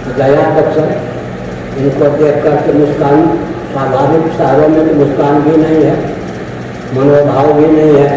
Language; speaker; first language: Hindi; non-native, local second language; Maithili